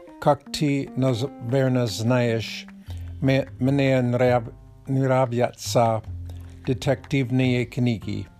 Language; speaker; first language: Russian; non-native, learner; English